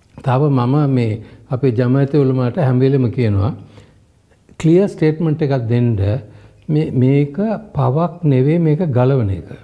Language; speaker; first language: Sinhala; non-native, local second language; Tamil